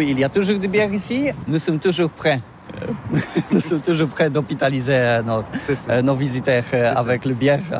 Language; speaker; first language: French; non-native, learner; Polish